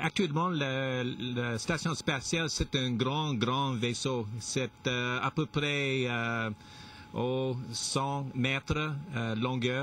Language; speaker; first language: French; non-native, local second language; English